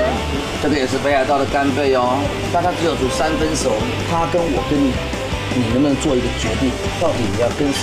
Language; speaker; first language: Chinese; native; Chinese